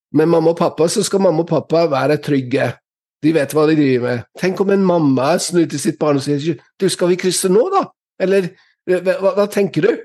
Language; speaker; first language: Norwegian; non-native, fluent; English